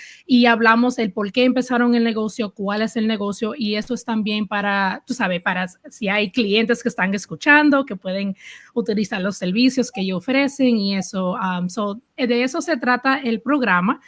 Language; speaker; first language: Spanish; early bilingual, heritage; Spanish